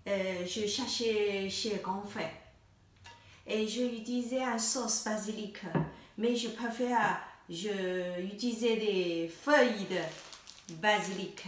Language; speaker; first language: French; non-native, learner; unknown